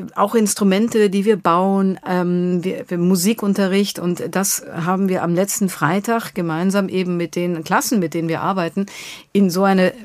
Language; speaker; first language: German; native; German